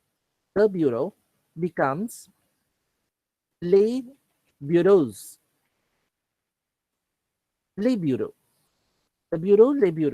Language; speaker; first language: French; non-native, fluent; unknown